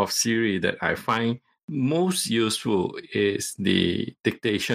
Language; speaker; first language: English; non-native, local second language; Cantonese